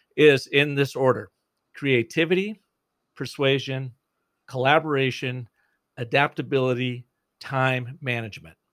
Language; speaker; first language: English; native; English